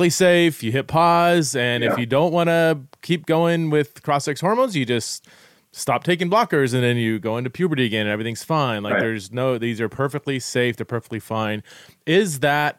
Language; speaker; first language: English; native; English